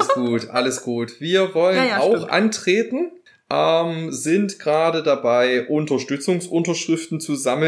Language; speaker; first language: German; native; German